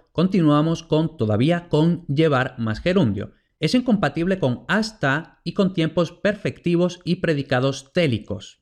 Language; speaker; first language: Spanish; native; Spanish